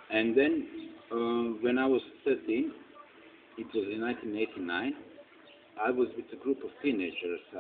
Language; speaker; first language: English; non-native, fluent; Croatian